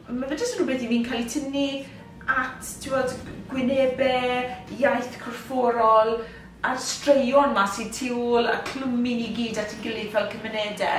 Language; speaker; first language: Welsh; native; Welsh